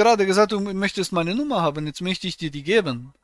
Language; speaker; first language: German; native; German